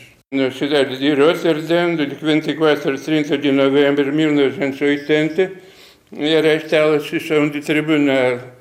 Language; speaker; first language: Portuguese; non-native, fluent; Lithuanian